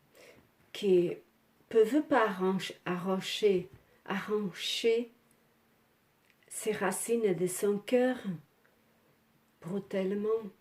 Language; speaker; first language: French; non-native, learner; Portuguese